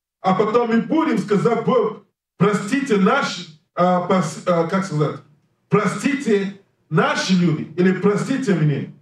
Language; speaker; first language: Russian; non-native, learner; English